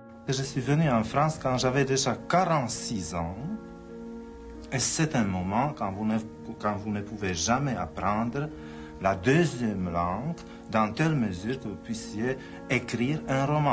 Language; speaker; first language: French; non-native, fluent; Czech